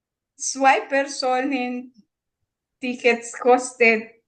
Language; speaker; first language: German; non-native, learner; Filipino